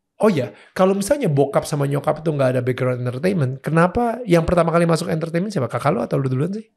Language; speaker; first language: Indonesian; native; Indonesian